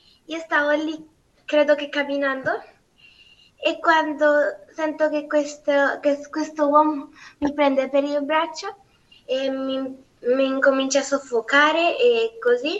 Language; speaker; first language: Italian; non-native, learner; Spanish